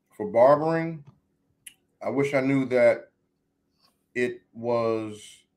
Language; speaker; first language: English; native; English